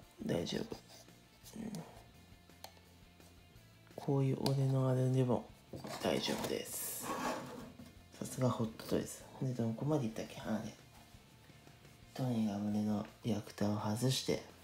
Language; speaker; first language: Japanese; native; Japanese